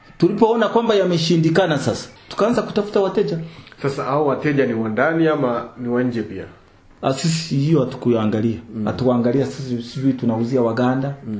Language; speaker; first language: Swahili; non-native, local second language; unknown